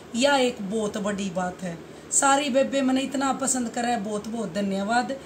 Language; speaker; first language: Hindi; non-native, local second language; Haryanvi